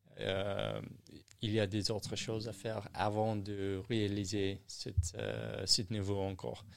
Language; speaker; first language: French; non-native, learner; English